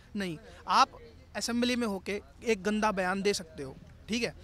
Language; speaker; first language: Hindi; native; Hindi